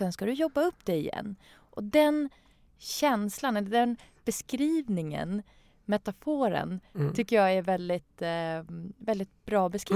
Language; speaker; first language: Swedish; non-native, fluent; Persian